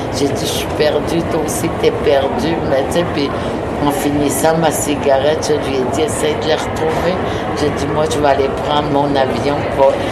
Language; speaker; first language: French; non-native, local second language; Innu-aimun